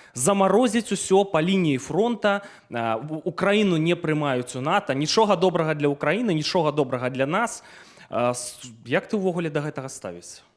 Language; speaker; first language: Belarusian; native; Belarusian